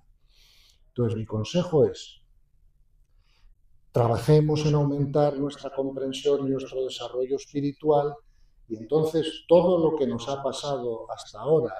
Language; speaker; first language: Spanish; native; Spanish